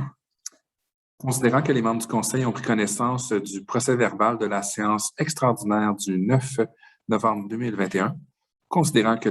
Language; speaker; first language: French; native; French